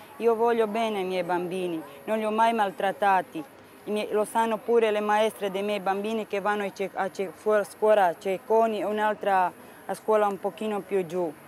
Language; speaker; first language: Italian; non-native, local second language; Romany